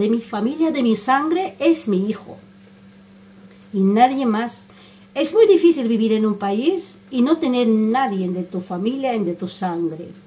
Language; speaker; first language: Spanish; non-native, fluent; Armenian